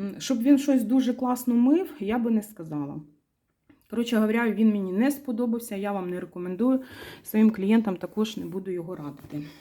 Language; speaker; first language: Ukrainian; non-native, local second language; Russian